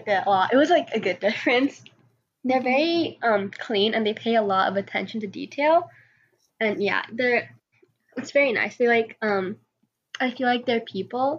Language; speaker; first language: English; native; English